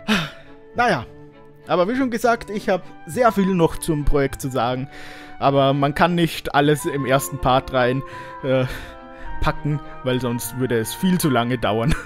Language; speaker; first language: German; native; German